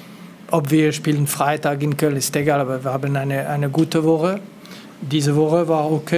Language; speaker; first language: German; non-native, local second language; French